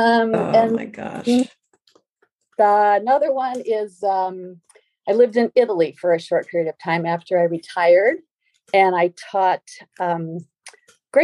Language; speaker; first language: English; native; English